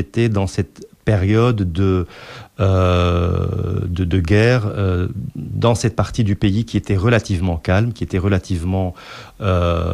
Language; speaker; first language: French; non-native, local second language; Arabic